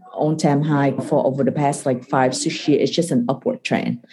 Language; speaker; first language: English; non-native, fluent; Vietnamese